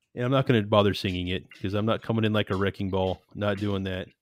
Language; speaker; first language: English; native; English